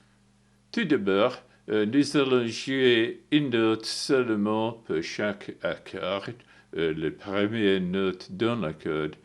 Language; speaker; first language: French; non-native, learner; English